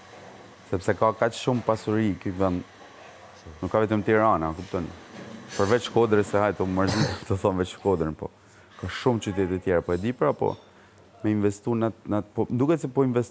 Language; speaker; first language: Albanian; native; Albanian